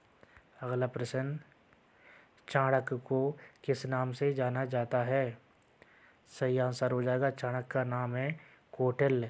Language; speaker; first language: Hindi; native; Hindi